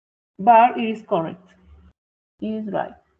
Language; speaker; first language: English; non-native, fluent; Spanish